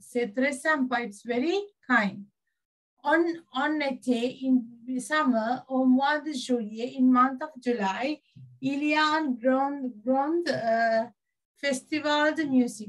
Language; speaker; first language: French; non-native, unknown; Sinhala